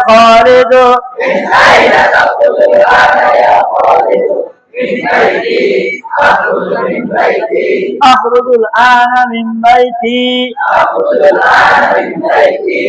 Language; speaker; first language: Arabic; non-native, fluent; Bangla